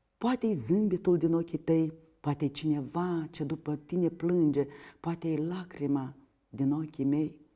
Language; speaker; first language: Romanian; native; Romanian